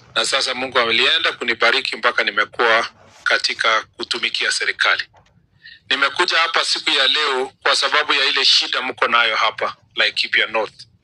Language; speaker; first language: Swahili; non-native, local second language; Kalenjin